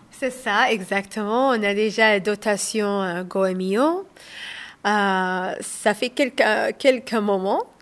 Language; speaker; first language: French; non-native, learner; Somali